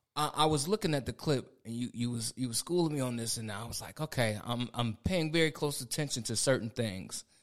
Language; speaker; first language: English; native; English